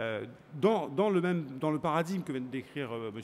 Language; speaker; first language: French; native; French